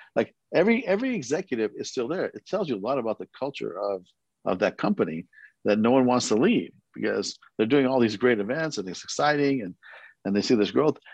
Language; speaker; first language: English; early bilingual, other home language; Korean